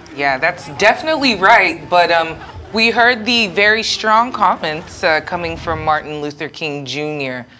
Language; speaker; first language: English; native; English